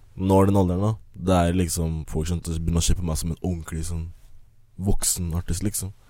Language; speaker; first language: Norwegian; early bilingual, other home language; Akan